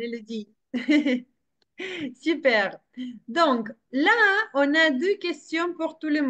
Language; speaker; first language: French; non-native, fluent; Spanish